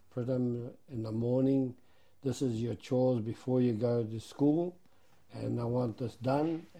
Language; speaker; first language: English; native; English